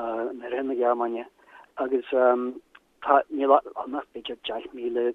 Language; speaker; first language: Irish; non-native, learner; German